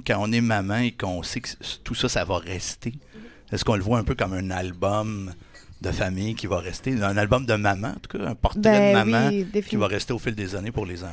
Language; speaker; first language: French; native; French